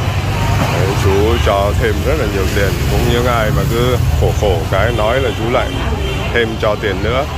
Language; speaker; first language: Vietnamese; native; Vietnamese